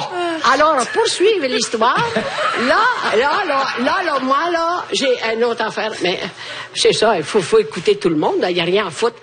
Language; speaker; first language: French; non-native, fluent; Italian